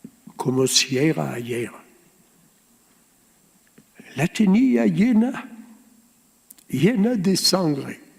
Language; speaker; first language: Spanish; early bilingual, heritage; French